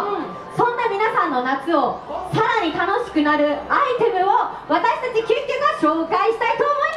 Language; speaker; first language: Japanese; native; Japanese